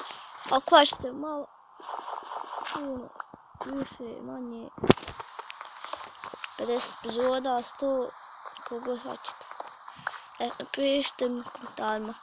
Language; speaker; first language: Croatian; early bilingual, heritage; Bosnian